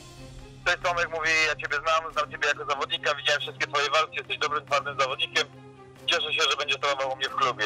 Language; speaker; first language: Polish; native; Polish